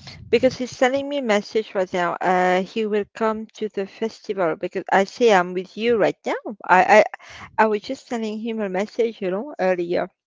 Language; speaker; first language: English; non-native, fluent; French